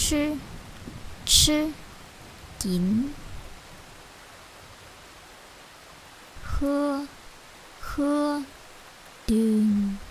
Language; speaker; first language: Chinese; non-native, fluent; Lao